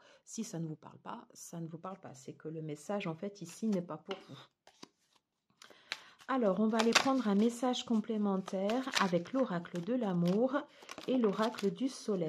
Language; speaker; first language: French; native; French